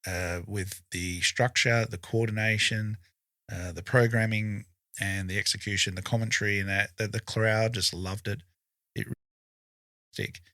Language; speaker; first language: English; native; English